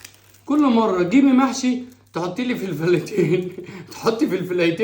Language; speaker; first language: Arabic; native; Arabic